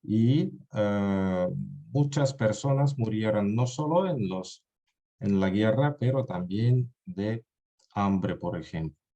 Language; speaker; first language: Spanish; non-native, fluent; Russian